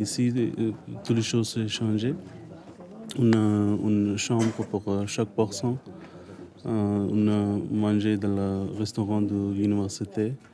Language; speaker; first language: French; non-native, learner; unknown